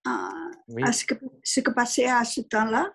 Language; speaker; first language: French; non-native, learner; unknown